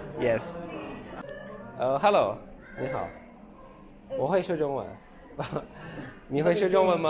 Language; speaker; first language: Chinese; non-native, learner; Turkish